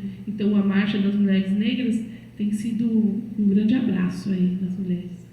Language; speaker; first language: Portuguese; native; Portuguese